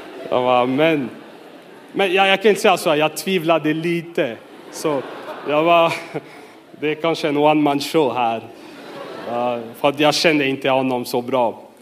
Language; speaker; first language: Swedish; non-native, fluent; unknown